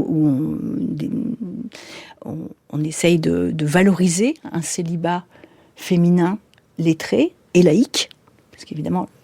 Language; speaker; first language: French; native; French